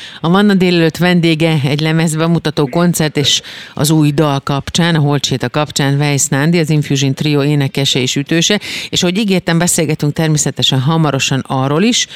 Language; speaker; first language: Hungarian; native; Hungarian